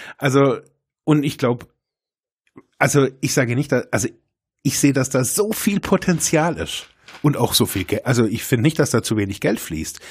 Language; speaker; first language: German; native; German